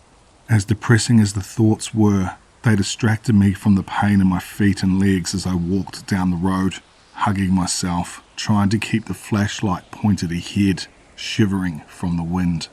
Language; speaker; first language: English; native; English